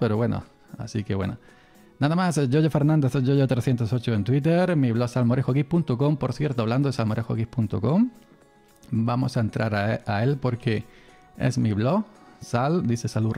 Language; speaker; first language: Spanish; native; Spanish